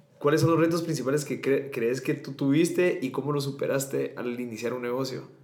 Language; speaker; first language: Spanish; native; Spanish